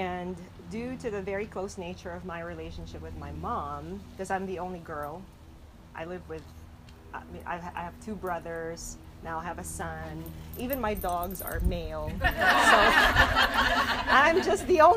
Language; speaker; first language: English; non-native, local second language; Filipino